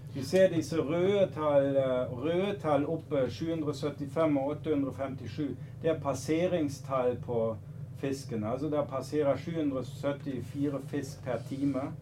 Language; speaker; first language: Norwegian; non-native, fluent; German